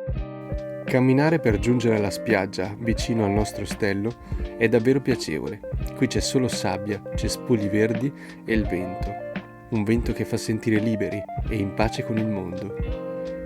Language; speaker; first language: Italian; native; Italian